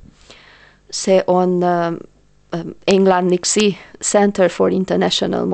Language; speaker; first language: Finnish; non-native, fluent; Hungarian